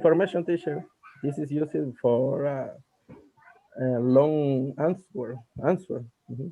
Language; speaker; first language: English; non-native, learner; Spanish